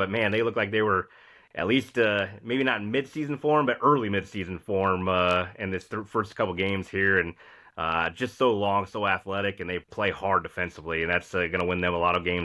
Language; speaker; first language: English; native; English